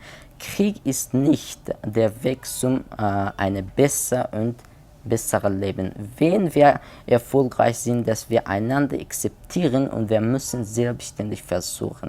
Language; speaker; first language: German; non-native, learner; Persian